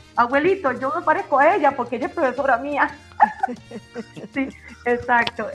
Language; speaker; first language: Spanish; native; Spanish